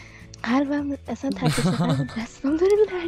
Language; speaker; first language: Persian; early bilingual, heritage; Persian